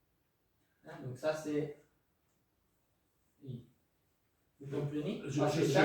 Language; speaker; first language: French; non-native, local second language; Dutch